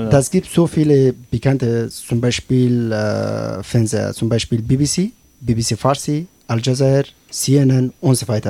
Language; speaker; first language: German; non-native, learner; Persian